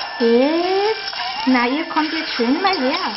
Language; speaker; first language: German; native; German